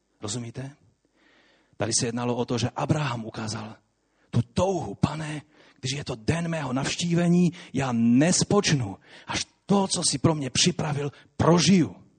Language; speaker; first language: Czech; non-native, local second language; Polish